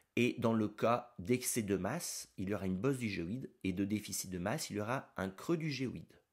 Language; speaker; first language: French; native; French